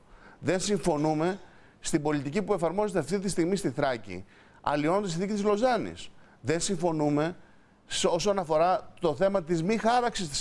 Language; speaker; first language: Greek; native; Greek